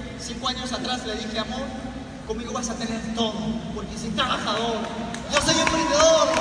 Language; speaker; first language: Spanish; non-native, local second language; Quechua